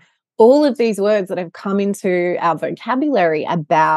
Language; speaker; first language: English; native; English